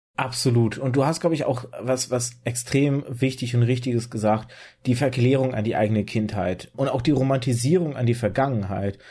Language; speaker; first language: German; early bilingual, other home language; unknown